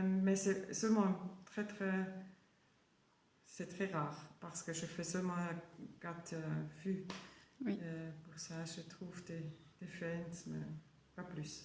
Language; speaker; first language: French; non-native, learner; German